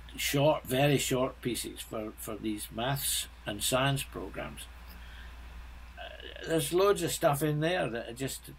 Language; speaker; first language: English; native; English